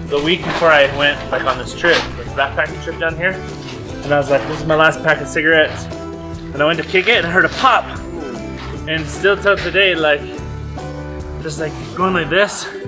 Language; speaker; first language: English; native; English